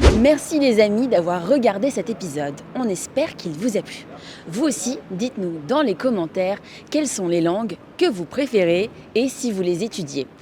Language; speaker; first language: French; native; French